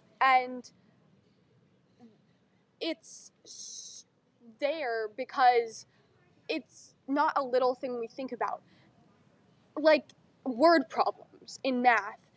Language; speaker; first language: English; native; English